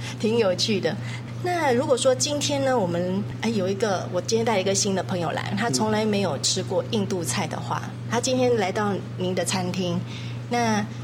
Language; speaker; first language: Chinese; native; Chinese